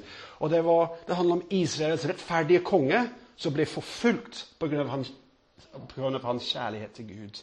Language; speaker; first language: Norwegian; non-native, fluent; English